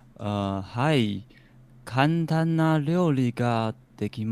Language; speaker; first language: Japanese; non-native, learner; Chinese